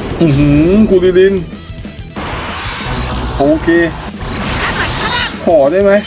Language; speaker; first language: Thai; native; Thai